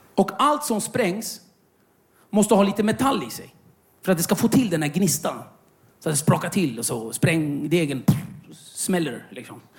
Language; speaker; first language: Swedish; early bilingual, other home language; Kurdish